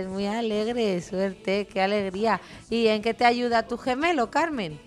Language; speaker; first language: Spanish; native; Spanish